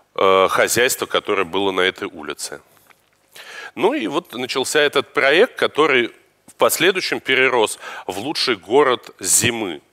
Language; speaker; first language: Russian; native; Russian